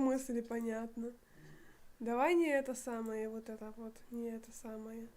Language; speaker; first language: Russian; native; Russian